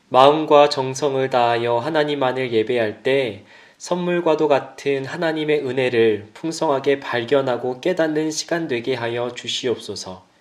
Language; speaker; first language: Korean; native; Korean